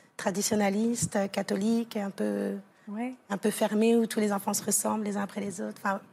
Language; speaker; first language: French; native; French